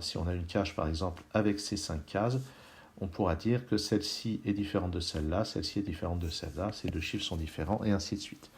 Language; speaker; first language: French; native; French